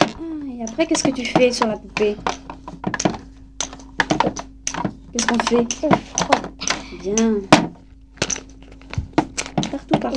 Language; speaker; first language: French; native; French